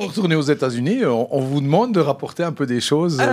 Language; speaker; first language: French; native; French